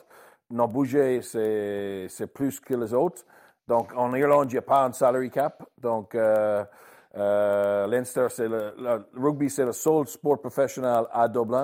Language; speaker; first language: French; non-native, learner; English